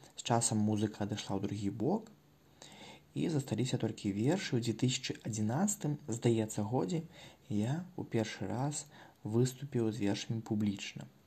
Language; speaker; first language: Belarusian; non-native, local second language; Russian